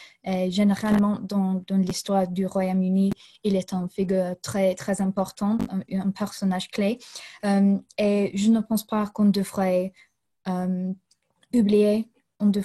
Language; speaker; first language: French; non-native, fluent; English